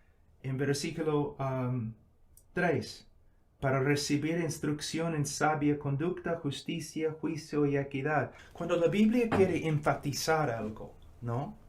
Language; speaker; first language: Spanish; non-native, fluent; English